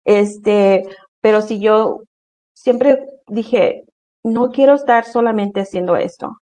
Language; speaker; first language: Spanish; early bilingual, heritage; Spanish